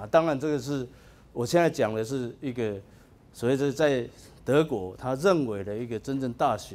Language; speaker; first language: Chinese; native; Chinese